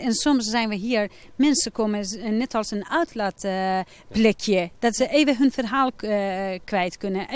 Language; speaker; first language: Dutch; non-native, fluent; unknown